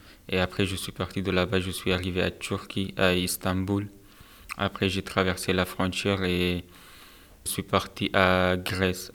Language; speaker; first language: French; non-native, fluent; Persian